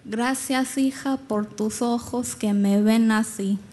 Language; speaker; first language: Spanish; early bilingual, heritage; Spanish